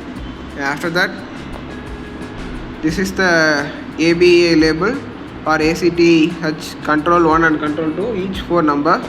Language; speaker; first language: English; non-native, local second language; Tamil